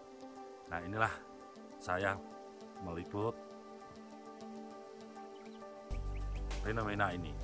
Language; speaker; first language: Indonesian; non-native, local second language; Javanese